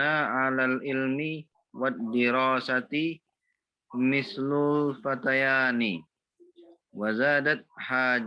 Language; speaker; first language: Arabic; non-native, learner; Indonesian